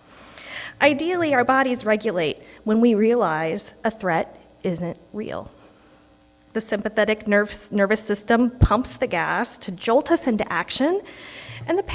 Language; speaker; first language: English; native; English